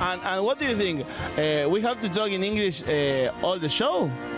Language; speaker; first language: English; non-native, learner; Spanish